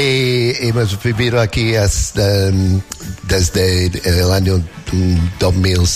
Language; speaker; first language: Spanish; non-native, learner; English